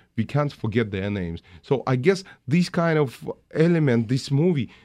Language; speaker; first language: English; non-native, fluent; Russian